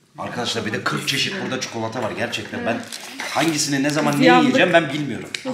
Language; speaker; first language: Turkish; native; Turkish